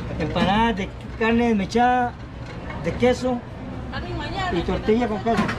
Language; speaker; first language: Spanish; non-native, learner; Turkish